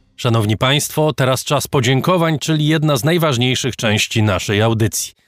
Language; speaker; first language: Polish; native; Polish